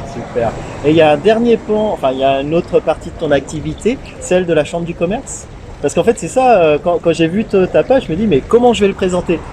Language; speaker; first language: French; native; French